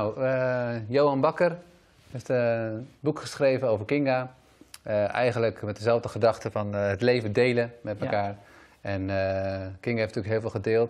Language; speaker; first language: Dutch; native; Dutch